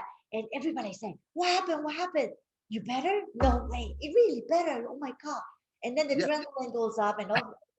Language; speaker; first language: English; non-native, fluent; Chinese